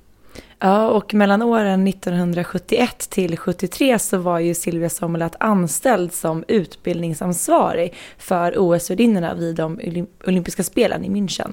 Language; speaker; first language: Swedish; native; Swedish